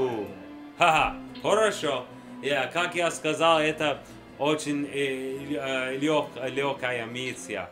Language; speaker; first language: Russian; non-native, learner; English